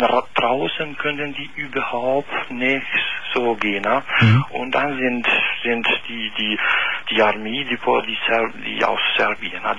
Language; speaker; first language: German; non-native, learner; Albanian